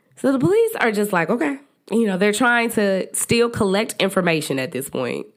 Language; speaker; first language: English; native; English